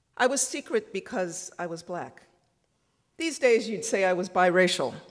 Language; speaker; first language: English; native; English